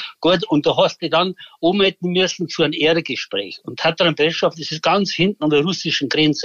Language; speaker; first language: German; native; German